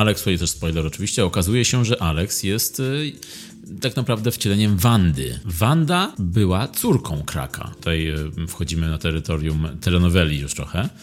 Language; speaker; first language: Polish; native; Polish